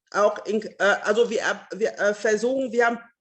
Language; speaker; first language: German; non-native, fluent; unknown